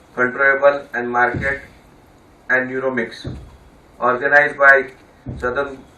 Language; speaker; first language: English; non-native, local second language; Gujarati